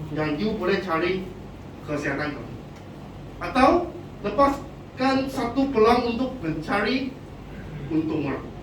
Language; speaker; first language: Malay; non-native, local second language; Chinese